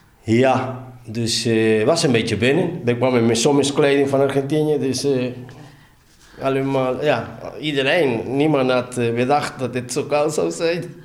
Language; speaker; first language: Dutch; non-native, learner; Spanish